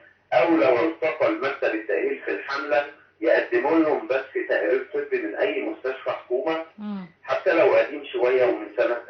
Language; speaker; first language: Arabic; native; Arabic